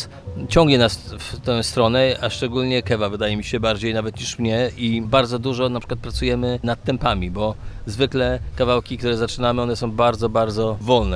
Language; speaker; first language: Polish; native; Polish